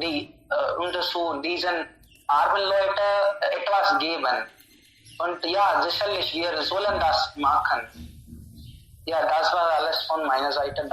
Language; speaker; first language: German; non-native, learner; Hindi